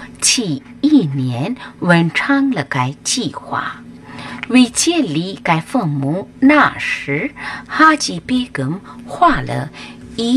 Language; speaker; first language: Chinese; non-native, fluent; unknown